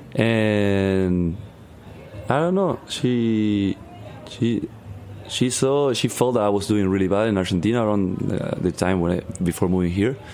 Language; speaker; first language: English; non-native, learner; Spanish